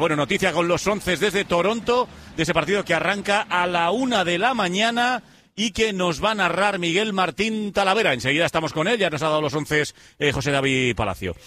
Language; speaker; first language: Spanish; native; Spanish